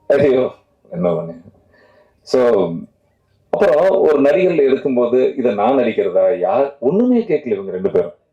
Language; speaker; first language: Tamil; native; Tamil